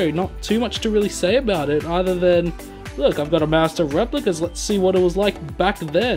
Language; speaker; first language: English; native; English